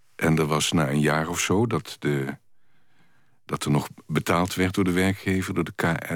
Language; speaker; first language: Dutch; native; Dutch